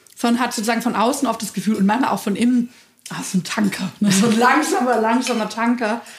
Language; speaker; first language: German; native; German